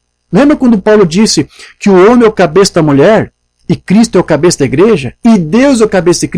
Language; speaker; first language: Portuguese; native; Portuguese